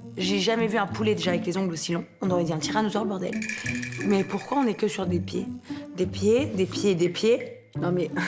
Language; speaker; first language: French; native; French